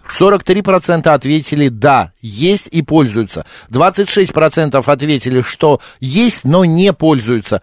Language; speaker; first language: Russian; native; Russian